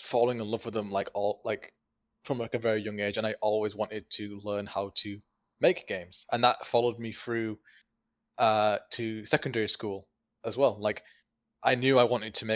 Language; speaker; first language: English; native; English